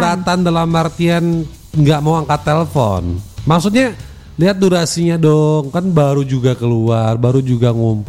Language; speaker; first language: Indonesian; native; Indonesian